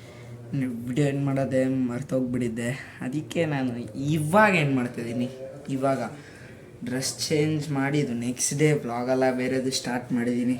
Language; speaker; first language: Kannada; native; Kannada